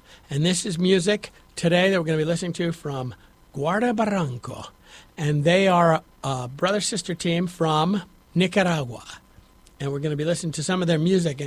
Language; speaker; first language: English; native; English